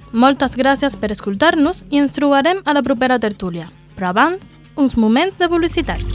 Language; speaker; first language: Catalan; non-native, learner; Spanish